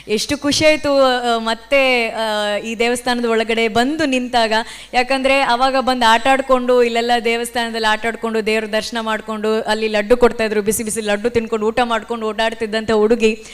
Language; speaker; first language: Kannada; non-native, local second language; Tulu